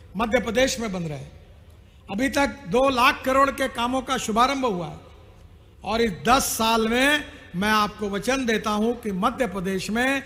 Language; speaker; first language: Hindi; non-native, local second language; Marathi